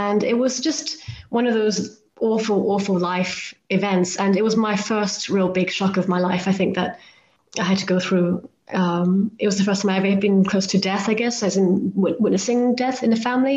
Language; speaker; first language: English; native; English